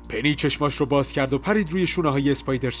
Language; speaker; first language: Persian; native; Persian